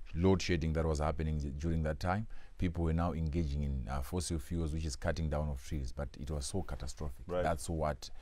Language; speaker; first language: English; non-native, local second language; Shona